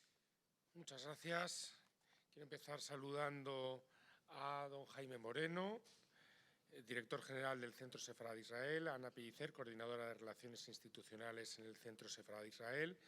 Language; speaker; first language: Spanish; native; Spanish